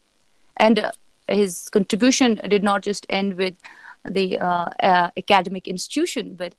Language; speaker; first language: English; non-native, local second language; Kashmiri